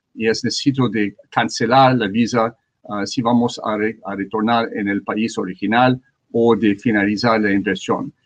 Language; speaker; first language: Spanish; non-native, learner; French